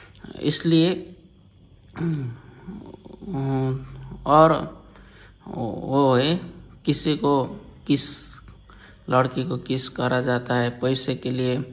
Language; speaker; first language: Hindi; non-native, learner; Nepali